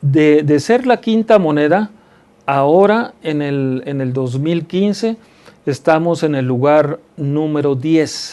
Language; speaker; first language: Spanish; native; Spanish